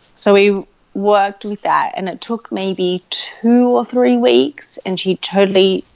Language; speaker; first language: English; native; English